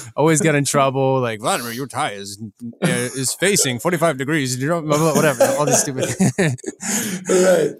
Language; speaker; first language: English; early bilingual, other home language; Ukrainian